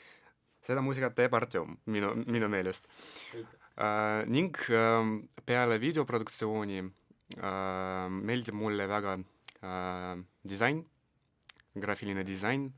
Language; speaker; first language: Estonian; non-native, local second language; Russian